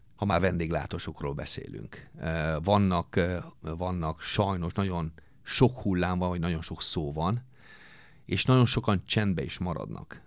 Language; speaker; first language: Hungarian; non-native, fluent; Italian